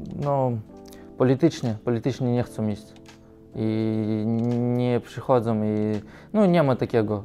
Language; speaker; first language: Polish; non-native, learner; Russian